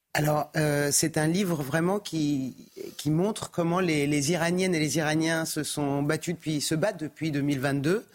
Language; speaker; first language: French; early bilingual, other home language; Persian